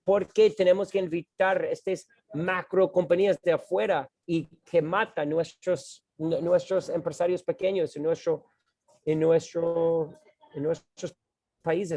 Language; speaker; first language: Spanish; non-native, fluent; English